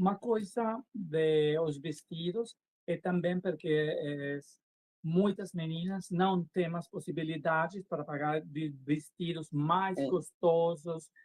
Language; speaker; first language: Portuguese; non-native, learner; Spanish